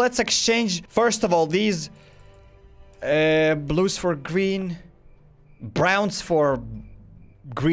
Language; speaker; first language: English; non-native, fluent; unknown